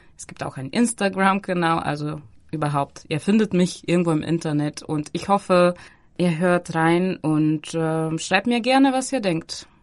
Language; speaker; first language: German; non-native, fluent; Bulgarian